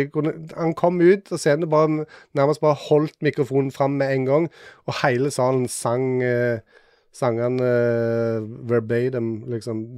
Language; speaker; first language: Norwegian; native; Norwegian